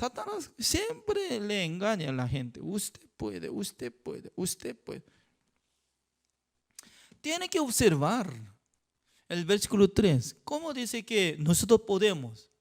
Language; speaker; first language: Spanish; non-native, fluent; Korean